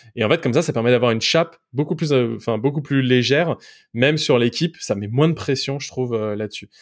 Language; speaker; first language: French; native; French